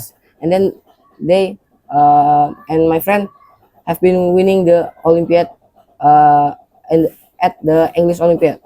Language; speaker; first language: English; non-native, learner; Indonesian